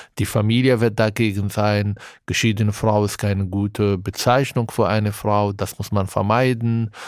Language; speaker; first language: German; non-native, fluent; Arabic